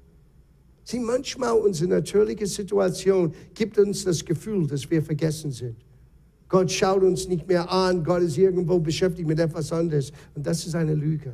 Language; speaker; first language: German; non-native, fluent; English